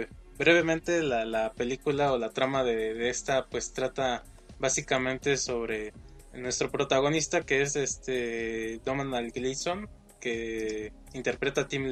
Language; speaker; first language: Spanish; native; Spanish